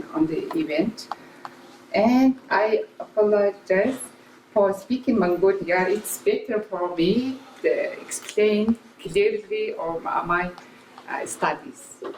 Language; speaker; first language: English; non-native, learner; Mongolian